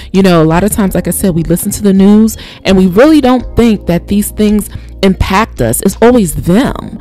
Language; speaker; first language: English; native; English